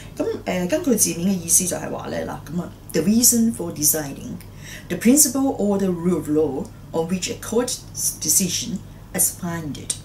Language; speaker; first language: English; non-native, local second language; Cantonese